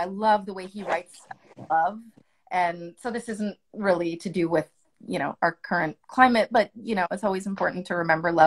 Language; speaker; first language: English; early bilingual, other home language; French